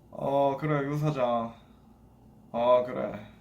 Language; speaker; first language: Korean; native; Korean